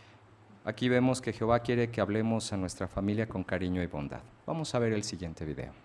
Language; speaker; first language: Spanish; native; Spanish